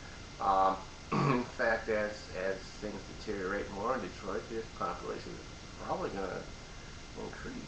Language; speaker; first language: English; native; English